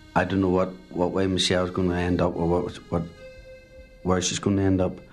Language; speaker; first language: English; native; English